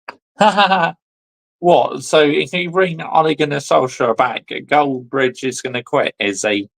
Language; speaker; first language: English; native; English